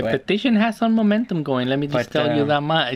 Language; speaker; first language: English; native; English